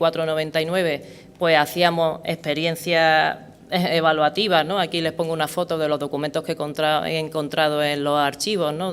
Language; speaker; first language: Spanish; native; Spanish